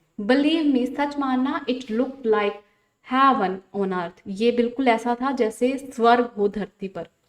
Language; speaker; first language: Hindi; non-native, local second language; Punjabi